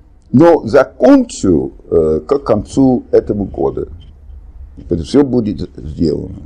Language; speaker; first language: Russian; non-native, fluent; English